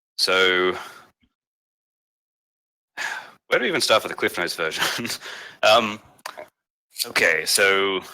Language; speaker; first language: English; native; English